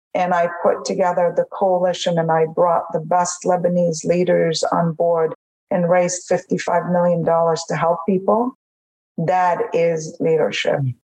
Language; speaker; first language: English; non-native, fluent; Arabic